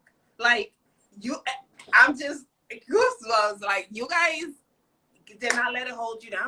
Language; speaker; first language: English; native; English